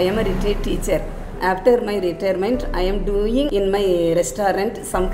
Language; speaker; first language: English; non-native, local second language; Tamil